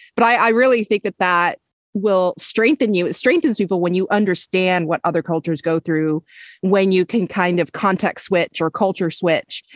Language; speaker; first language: English; native; English